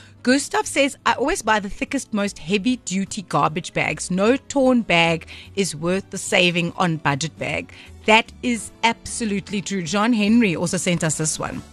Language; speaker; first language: English; non-native, local second language; Afrikaans